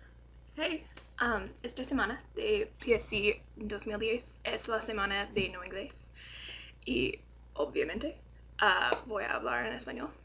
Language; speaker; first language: Spanish; non-native, learner; English